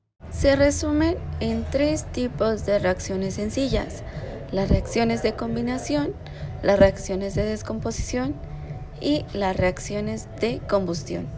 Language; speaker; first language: Spanish; native; Spanish